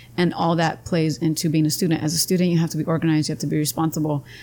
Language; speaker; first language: English; native; English